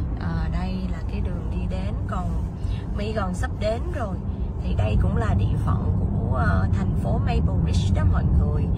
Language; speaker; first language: Vietnamese; native; Vietnamese